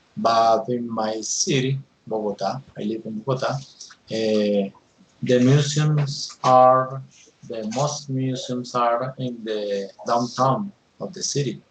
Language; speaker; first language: English; non-native, learner; Spanish